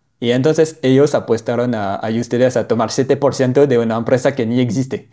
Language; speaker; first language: Spanish; non-native, fluent; French